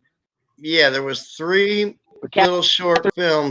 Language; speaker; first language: English; native; English